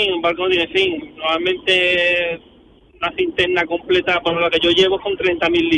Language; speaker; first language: Spanish; native; Spanish